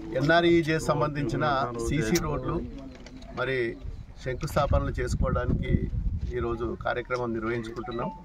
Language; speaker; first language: Telugu; non-native, local second language; Lambadi